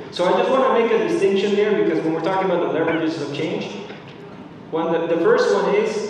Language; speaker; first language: English; non-native, fluent; Spanish